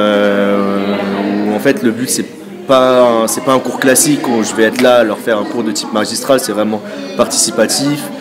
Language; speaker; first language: French; native; French